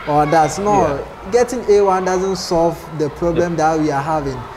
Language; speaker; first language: English; non-native, local second language; Akan